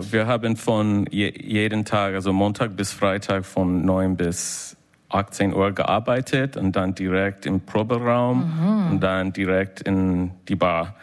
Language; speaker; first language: German; non-native, learner; English